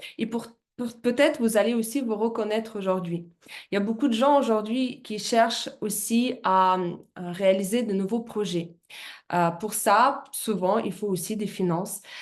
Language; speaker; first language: French; non-native, fluent; Russian